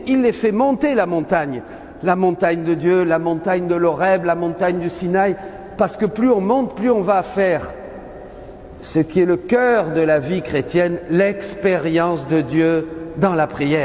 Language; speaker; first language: French; native; French